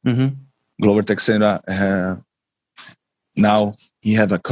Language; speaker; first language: English; non-native, learner; Czech